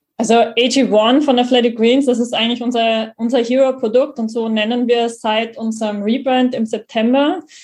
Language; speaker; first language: German; native; German